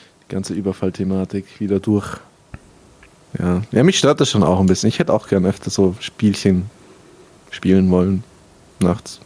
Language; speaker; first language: German; native; German